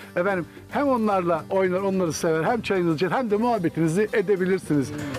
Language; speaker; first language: Turkish; native; Turkish